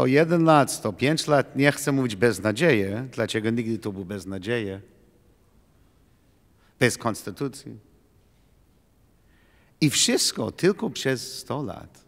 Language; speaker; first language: Polish; non-native, learner; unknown